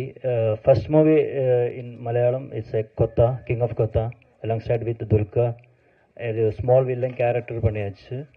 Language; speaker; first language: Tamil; non-native, learner; Malayalam